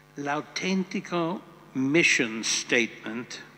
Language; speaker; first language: Italian; non-native, fluent; English